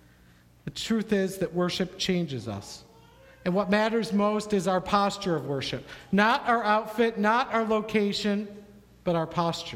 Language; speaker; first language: English; native; English